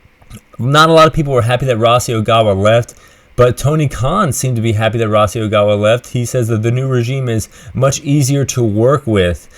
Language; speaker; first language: English; native; English